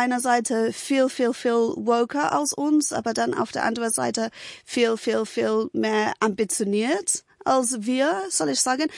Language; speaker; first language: German; non-native, fluent; English